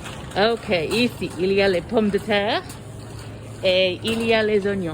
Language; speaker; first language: French; non-native, fluent; English